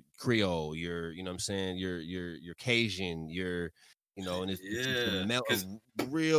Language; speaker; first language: English; native; English